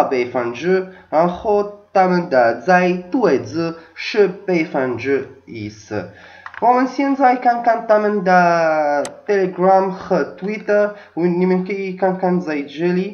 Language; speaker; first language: Chinese; non-native, learner; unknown